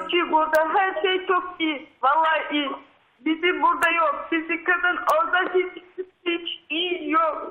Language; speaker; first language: Turkish; non-native, learner; Russian